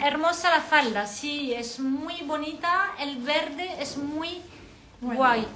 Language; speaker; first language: Spanish; non-native, learner; French